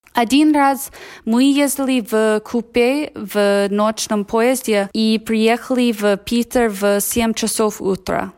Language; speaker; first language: Russian; non-native, fluent; English